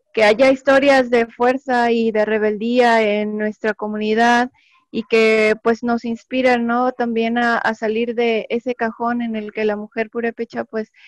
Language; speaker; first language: Spanish; native; Spanish